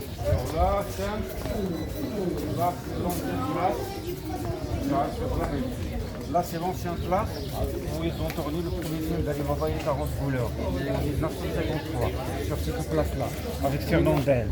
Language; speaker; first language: French; non-native, local second language; Arabic